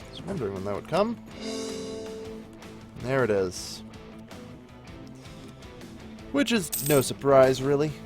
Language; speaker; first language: English; native; English